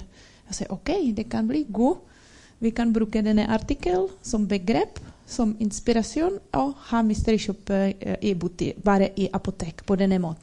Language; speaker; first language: Norwegian; non-native, learner; Czech